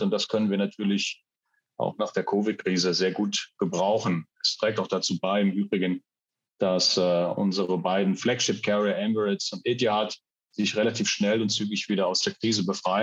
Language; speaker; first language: German; native; German